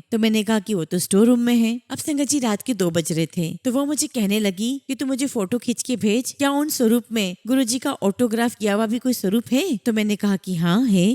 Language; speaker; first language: Hindi; native; Hindi